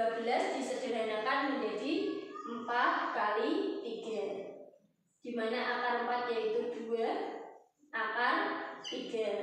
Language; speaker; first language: Indonesian; native; Indonesian